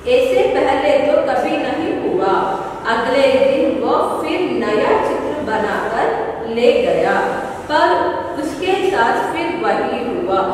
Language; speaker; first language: Hindi; non-native, local second language; Kannada